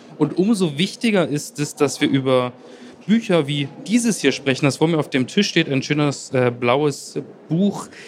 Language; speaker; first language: German; native; German